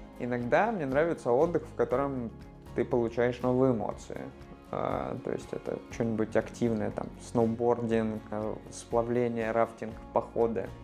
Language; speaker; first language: Russian; native; Russian